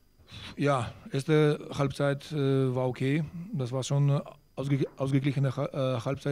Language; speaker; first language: German; non-native, fluent; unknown